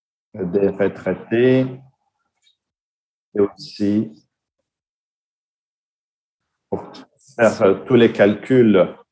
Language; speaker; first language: French; non-native, fluent; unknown